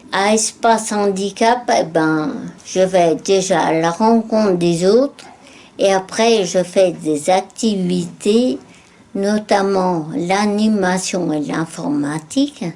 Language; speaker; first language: French; native; French